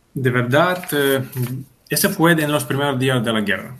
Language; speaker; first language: Spanish; non-native, fluent; Ukrainian